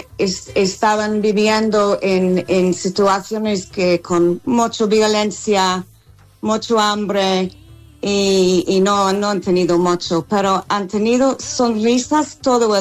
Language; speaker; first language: Spanish; non-native, fluent; English